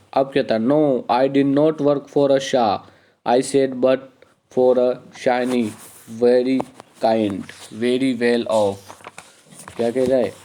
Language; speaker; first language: Hindi; native; Hindi